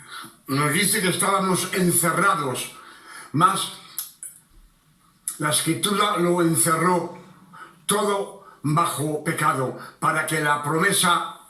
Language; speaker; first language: Spanish; non-native, fluent; French